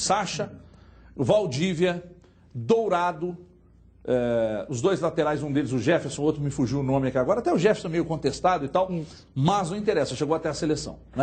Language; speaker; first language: Portuguese; native; Portuguese